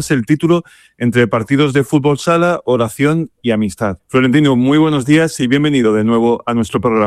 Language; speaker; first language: Spanish; native; Spanish